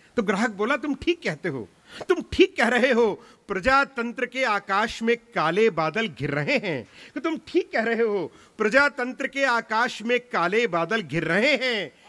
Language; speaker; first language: Hindi; non-native, local second language; Punjabi